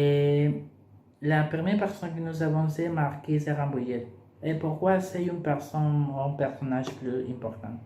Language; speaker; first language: French; non-native, learner; Spanish